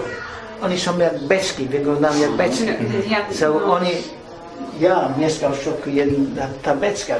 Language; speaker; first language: Polish; early bilingual, heritage; English